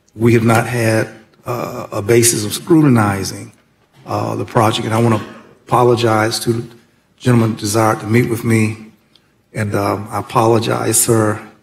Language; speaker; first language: English; native; English